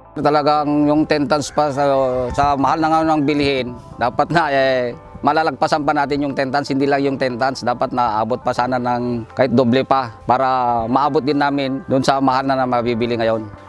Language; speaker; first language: Filipino; non-native, local second language; Iloko